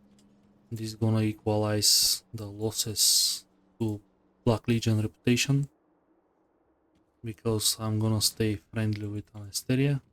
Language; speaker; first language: English; non-native, fluent; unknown